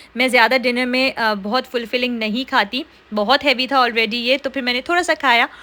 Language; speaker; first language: Urdu; native; Urdu